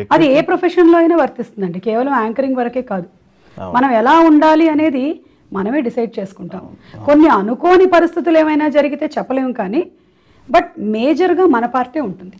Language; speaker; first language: Telugu; non-native, local second language; Malayalam